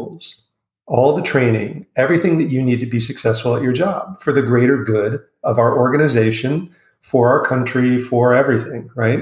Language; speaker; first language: English; native; English